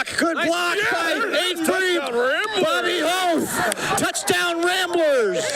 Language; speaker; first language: English; native; English